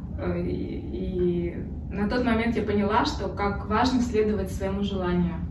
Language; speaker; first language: Russian; native; Russian